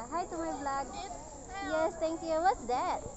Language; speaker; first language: English; non-native, learner; Filipino